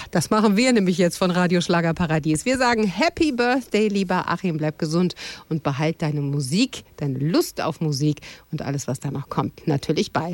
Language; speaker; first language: German; native; German